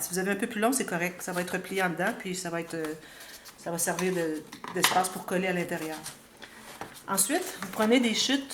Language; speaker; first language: French; native; French